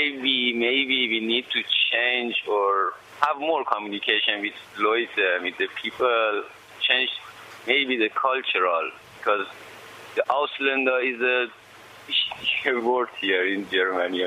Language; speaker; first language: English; non-native, learner; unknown